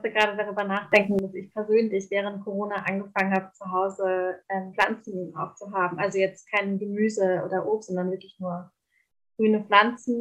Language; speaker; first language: German; native; German